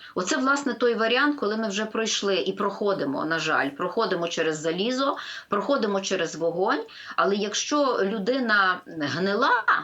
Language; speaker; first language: Ukrainian; native; Ukrainian